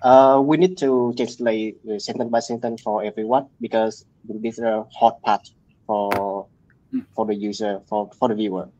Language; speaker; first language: English; non-native, learner; Vietnamese